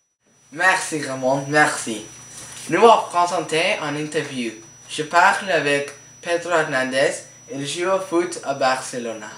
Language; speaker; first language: French; non-native, learner; Spanish